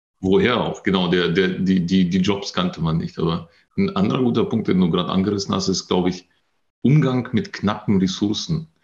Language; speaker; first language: German; early bilingual, other home language; Russian